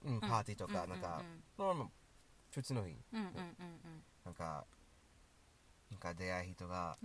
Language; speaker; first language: Japanese; non-native, learner; English